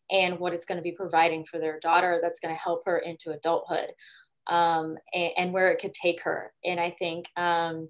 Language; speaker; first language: English; native; English